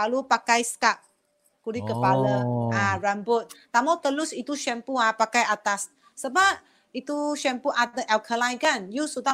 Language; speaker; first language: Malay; non-native, local second language; Chinese